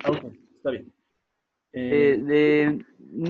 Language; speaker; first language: Spanish; native; Spanish